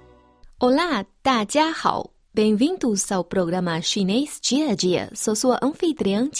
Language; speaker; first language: Portuguese; non-native, fluent; Chinese